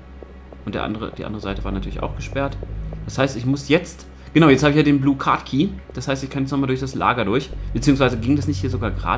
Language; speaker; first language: German; native; German